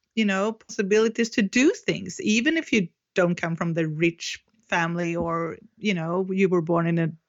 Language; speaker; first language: English; non-native, fluent; Swedish